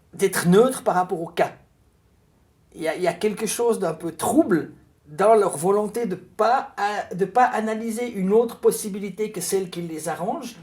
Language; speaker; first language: French; native; French